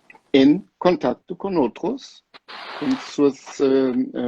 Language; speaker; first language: Portuguese; non-native, fluent; German